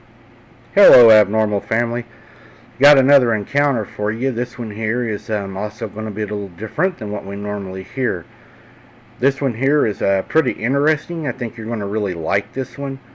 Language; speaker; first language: English; native; English